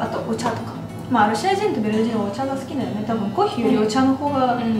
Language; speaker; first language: Japanese; non-native, fluent; Russian